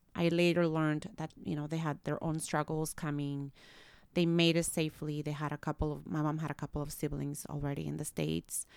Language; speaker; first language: English; early bilingual, other home language; Spanish